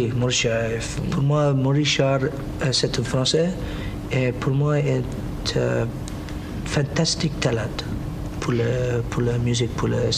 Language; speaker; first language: French; non-native, learner; English